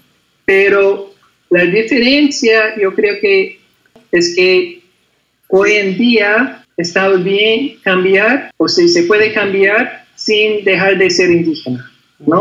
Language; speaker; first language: Spanish; non-native, fluent; English